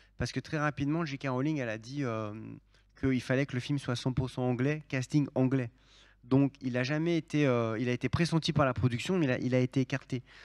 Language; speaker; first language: French; native; French